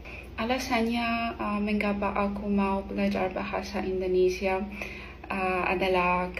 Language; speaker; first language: Indonesian; non-native, learner; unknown